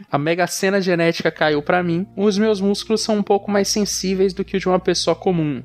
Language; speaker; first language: Portuguese; native; Portuguese